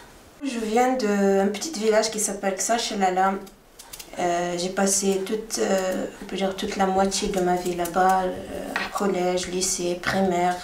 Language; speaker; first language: French; non-native, learner; Arabic